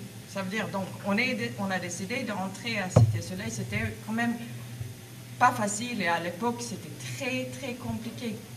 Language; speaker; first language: French; non-native, fluent; Swedish